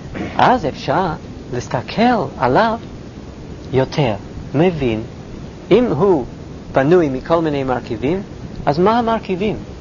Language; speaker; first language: Hebrew; non-native, fluent; English